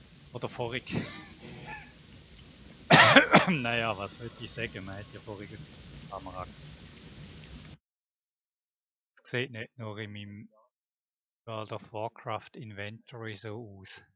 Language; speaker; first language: German; native; German